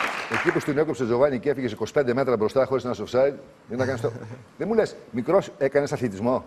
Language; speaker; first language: Greek; native; Greek